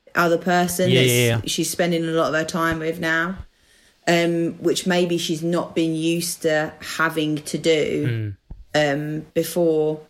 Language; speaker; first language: English; native; English